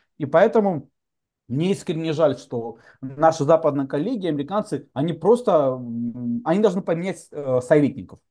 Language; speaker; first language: Russian; non-native, local second language; Georgian